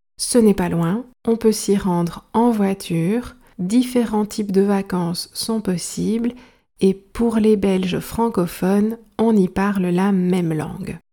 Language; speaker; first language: French; native; French